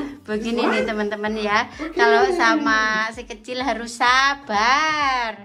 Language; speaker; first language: Indonesian; non-native, local second language; Javanese